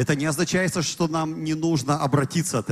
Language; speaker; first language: Russian; native; Russian